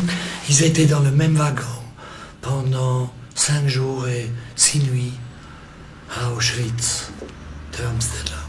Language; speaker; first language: French; non-native, local second language; German